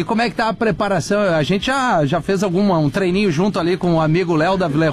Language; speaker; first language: Portuguese; native; Portuguese